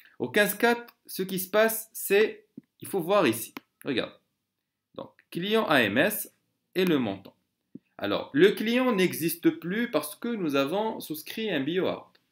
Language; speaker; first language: French; non-native, local second language; Arabic